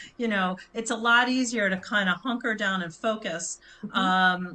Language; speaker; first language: English; native; English